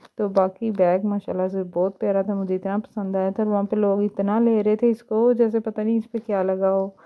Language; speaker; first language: Urdu; native; Urdu